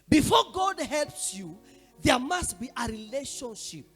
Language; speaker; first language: English; non-native, local second language; Swahili